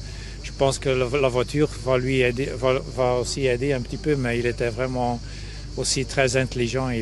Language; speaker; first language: French; non-native, local second language; Dutch